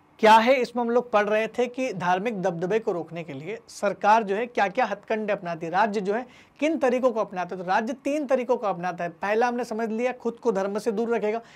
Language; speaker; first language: Hindi; native; Hindi